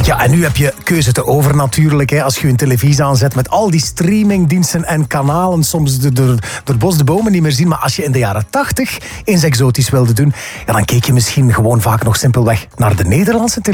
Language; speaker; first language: Dutch; native; Dutch